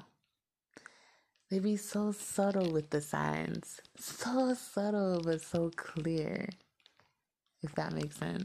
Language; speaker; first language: English; native; English